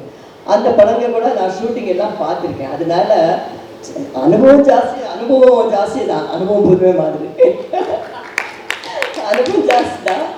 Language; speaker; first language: Tamil; non-native, local second language; Telugu